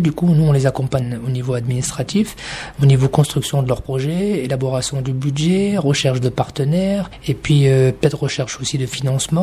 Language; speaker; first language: French; native; French